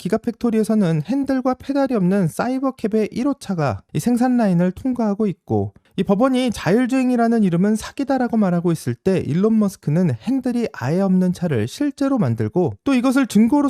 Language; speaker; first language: Korean; native; Korean